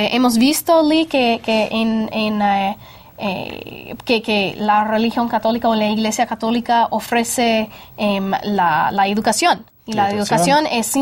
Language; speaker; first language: Spanish; non-native, fluent; English